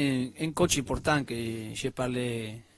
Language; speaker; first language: French; non-native, learner; Spanish